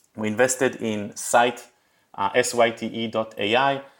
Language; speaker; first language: English; early bilingual, other home language; Spanish